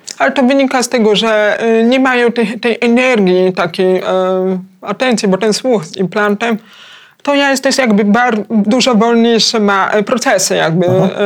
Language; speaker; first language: Polish; early bilingual, heritage; Polish